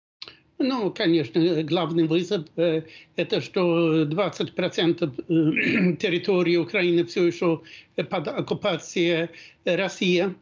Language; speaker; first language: Russian; non-native, fluent; Swedish